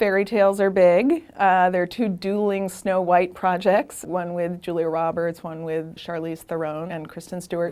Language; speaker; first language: English; native; English